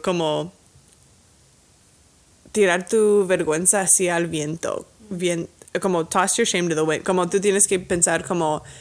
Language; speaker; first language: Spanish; non-native, fluent; English